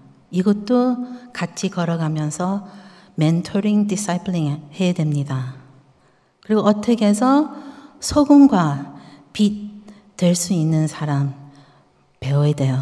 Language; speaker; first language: Korean; early bilingual, heritage; Korean